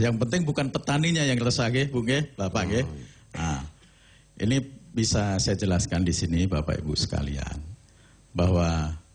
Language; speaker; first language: Indonesian; non-native, local second language; Javanese